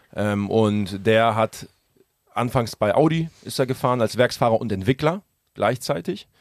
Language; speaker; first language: German; early bilingual, other home language; Russian